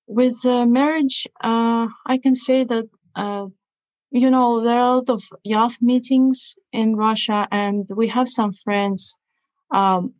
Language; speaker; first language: English; non-native, fluent; Russian